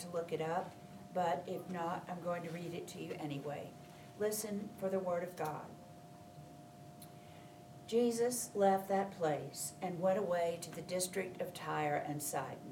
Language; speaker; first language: English; native; English